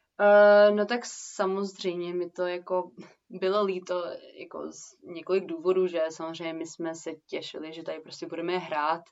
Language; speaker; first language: Czech; early bilingual, heritage; Czech